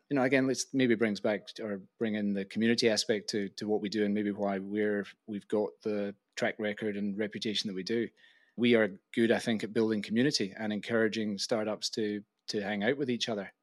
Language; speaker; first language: English; native; English